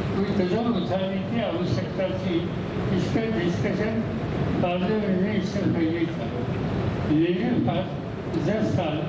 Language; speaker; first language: Hindi; non-native, local second language; Marathi